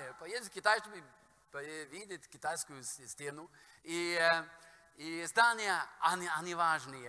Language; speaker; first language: Russian; non-native, fluent; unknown